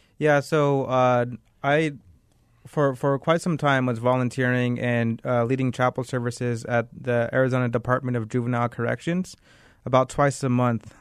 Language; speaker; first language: English; native; English